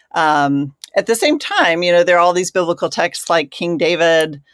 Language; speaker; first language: English; native; English